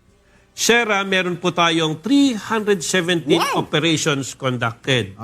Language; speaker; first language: Filipino; native; Filipino